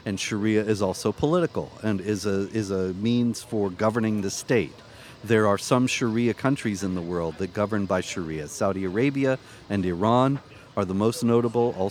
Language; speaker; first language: English; native; English